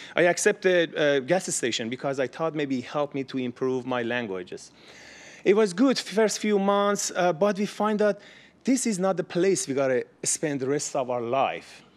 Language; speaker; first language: English; non-native, learner; Persian